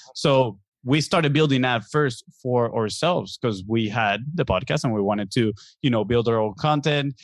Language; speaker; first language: English; non-native, fluent; Spanish